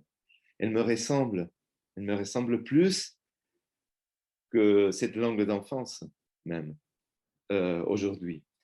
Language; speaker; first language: French; non-native, fluent; Spanish